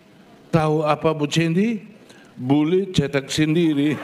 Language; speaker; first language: Indonesian; non-native, fluent; Portuguese